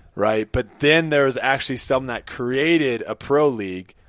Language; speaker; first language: English; native; English